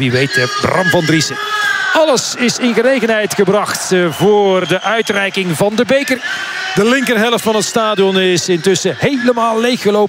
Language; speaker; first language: Dutch; native; Dutch